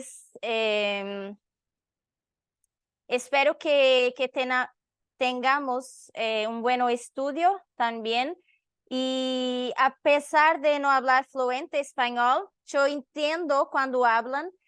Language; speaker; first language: Spanish; non-native, learner; Portuguese